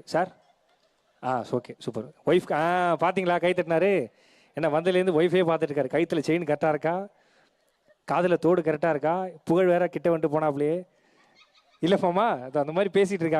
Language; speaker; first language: Tamil; native; Tamil